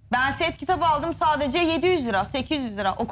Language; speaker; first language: Turkish; native; Turkish